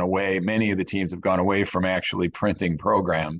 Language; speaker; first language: English; native; English